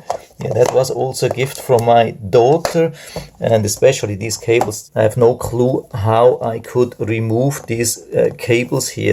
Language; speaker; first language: English; non-native, fluent; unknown